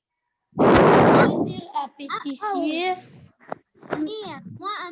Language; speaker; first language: French; non-native, local second language; Arabic